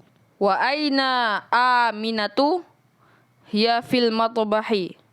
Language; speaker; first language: Arabic; non-native, learner; Indonesian